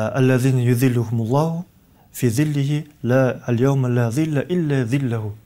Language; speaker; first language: Russian; non-native, local second language; Kazakh